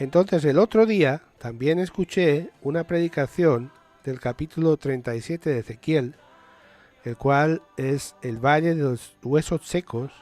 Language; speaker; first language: Spanish; native; Spanish